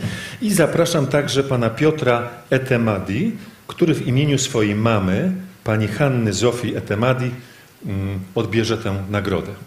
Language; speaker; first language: Polish; native; Polish